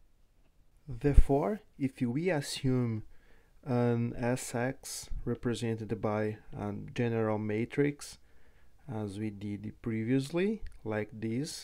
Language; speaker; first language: English; non-native, fluent; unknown